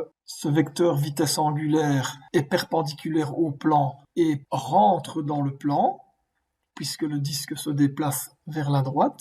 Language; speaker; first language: French; native; French